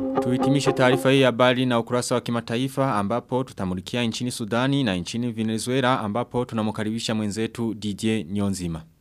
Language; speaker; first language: Swahili; non-native, local second language; Rundi